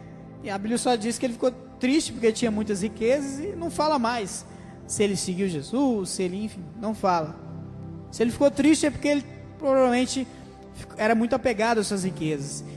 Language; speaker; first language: Portuguese; native; Portuguese